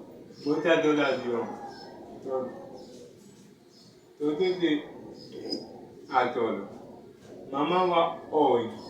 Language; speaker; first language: Spanish; non-native, learner; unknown